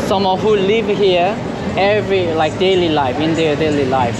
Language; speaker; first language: English; non-native, learner; Korean